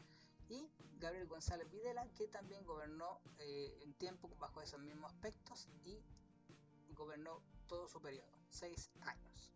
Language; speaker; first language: Spanish; native; Spanish